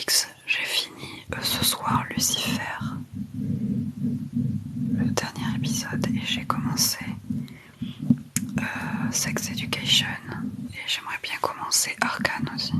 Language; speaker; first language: French; native; French